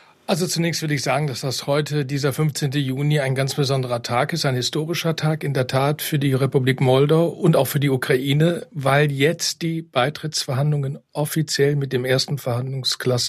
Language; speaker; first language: German; native; German